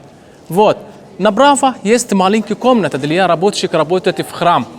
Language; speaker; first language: Russian; non-native, learner; Arabic